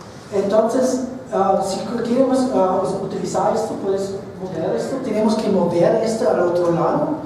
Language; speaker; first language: Spanish; non-native, fluent; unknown